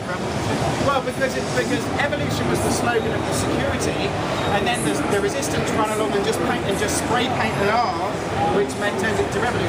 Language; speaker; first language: English; native; English